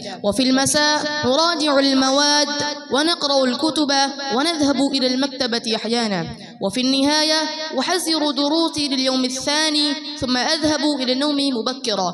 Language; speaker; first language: Arabic; non-native, learner; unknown